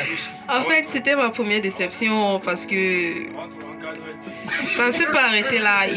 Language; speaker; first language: French; non-native, local second language; English